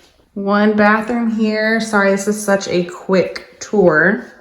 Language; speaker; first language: English; native; English